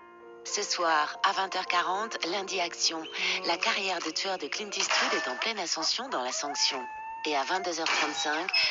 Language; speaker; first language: French; native; French